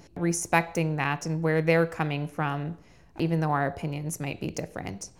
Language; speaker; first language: English; native; English